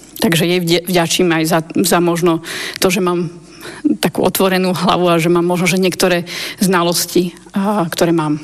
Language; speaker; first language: Slovak; native; Slovak